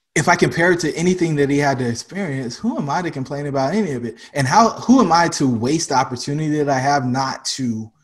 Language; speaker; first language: English; native; English